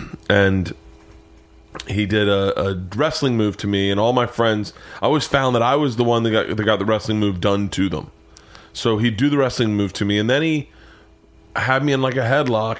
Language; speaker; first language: English; native; English